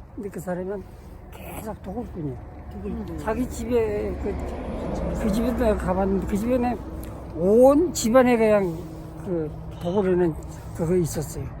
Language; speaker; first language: Korean; native; Korean